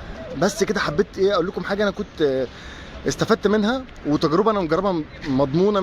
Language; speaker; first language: Arabic; native; Arabic